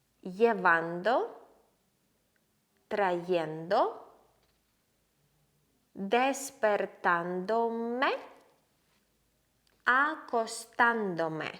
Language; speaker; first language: Spanish; non-native, fluent; Ukrainian